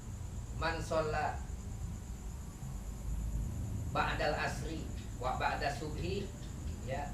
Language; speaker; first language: Indonesian; native; Indonesian